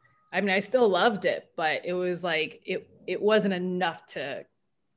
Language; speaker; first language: English; native; English